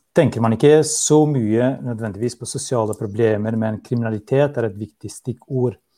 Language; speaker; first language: Norwegian; non-native, fluent; Albanian